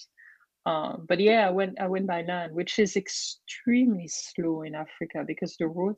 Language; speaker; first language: English; non-native, fluent; French